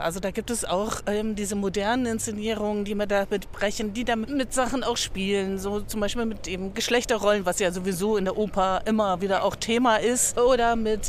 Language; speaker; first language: German; native; German